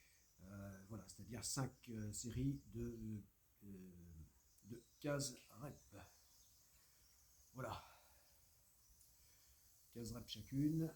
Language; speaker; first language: French; native; French